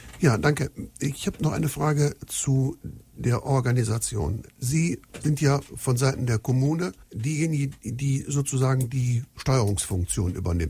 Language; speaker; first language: German; native; German